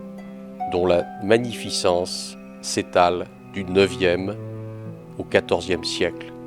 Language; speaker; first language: French; native; French